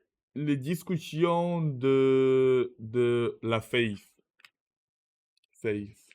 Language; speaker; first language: French; non-native, learner; Russian